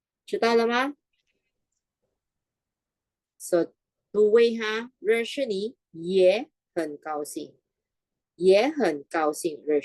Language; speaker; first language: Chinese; non-native, fluent; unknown